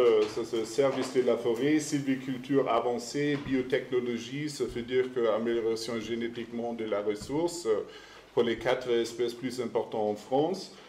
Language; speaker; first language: French; non-native, fluent; German